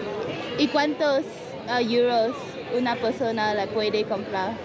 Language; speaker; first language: Spanish; non-native, learner; English